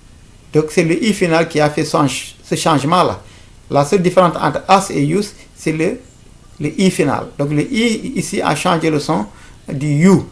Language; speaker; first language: French; non-native, local second language; Fula